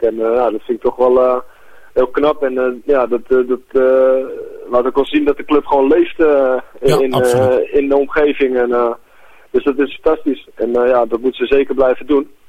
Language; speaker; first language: Dutch; native; Dutch